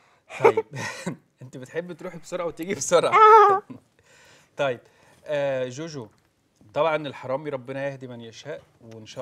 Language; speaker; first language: Arabic; native; Arabic